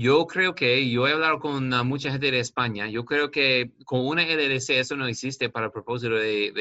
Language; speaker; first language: Spanish; non-native, learner; English